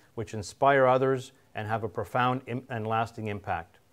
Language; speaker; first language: English; native; English